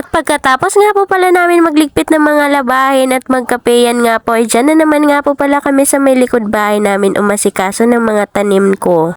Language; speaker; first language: Filipino; native; Filipino